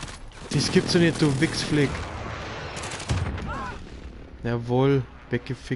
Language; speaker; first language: German; native; German